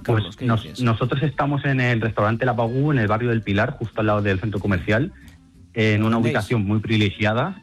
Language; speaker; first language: Spanish; native; Spanish